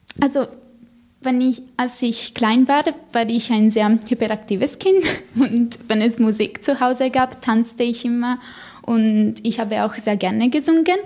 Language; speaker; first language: German; non-native, fluent; Italian